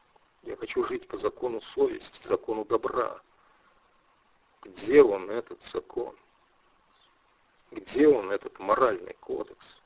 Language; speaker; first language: Russian; native; Russian